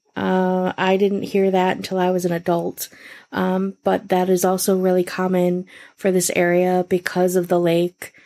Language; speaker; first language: English; native; English